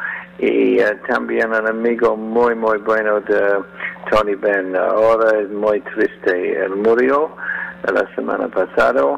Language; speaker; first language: Spanish; non-native, learner; English